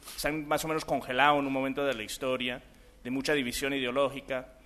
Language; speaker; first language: Spanish; early bilingual, other home language; English